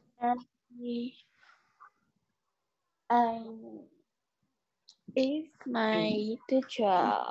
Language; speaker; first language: English; non-native, learner; Vietnamese